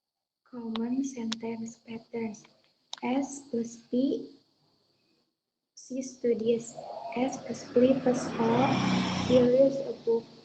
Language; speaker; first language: English; non-native, learner; Indonesian